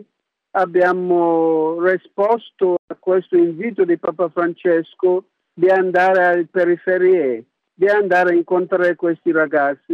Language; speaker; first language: Italian; non-native, local second language; English